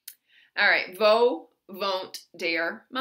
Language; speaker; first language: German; non-native, fluent; English